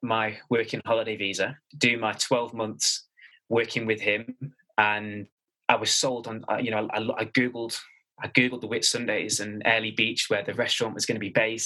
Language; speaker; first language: English; native; English